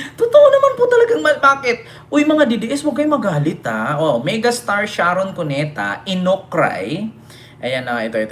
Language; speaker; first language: Filipino; non-native, local second language; Cebuano